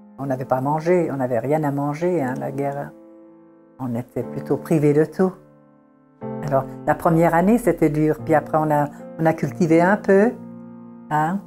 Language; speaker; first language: French; early bilingual, other home language; Italian